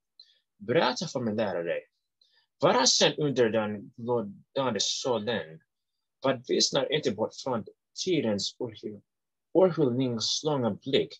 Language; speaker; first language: Swedish; non-native, learner; English